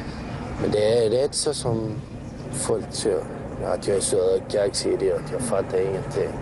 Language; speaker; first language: Swedish; early bilingual, other home language; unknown